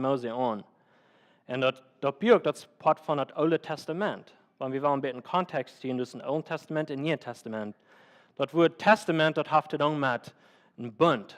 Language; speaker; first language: German; non-native, learner; Plautdietsch